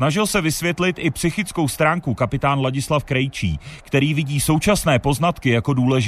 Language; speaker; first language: Czech; native; Czech